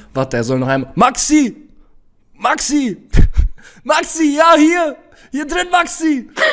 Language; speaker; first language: German; early bilingual, other home language; Portuguese